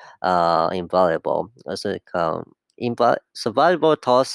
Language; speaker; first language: English; non-native, fluent; Japanese